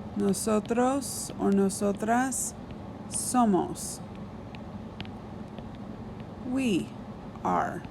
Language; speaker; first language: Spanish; non-native, fluent; English